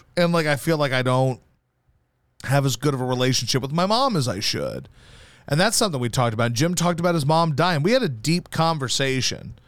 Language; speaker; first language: English; native; English